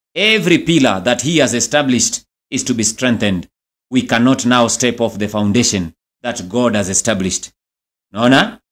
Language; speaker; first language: English; non-native, local second language; Swahili